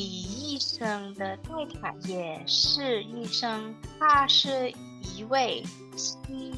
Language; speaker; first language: Chinese; non-native, learner; English